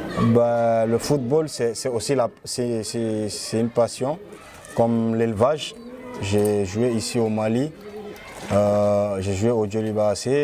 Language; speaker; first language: French; non-native, local second language; Fula